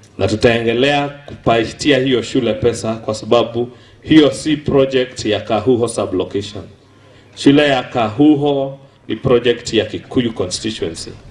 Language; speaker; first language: Swahili; non-native, local second language; Kikuyu